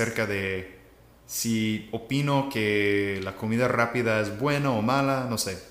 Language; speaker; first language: Spanish; non-native, fluent; English